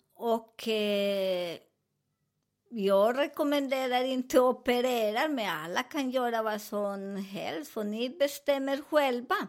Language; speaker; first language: Swedish; non-native, learner; Spanish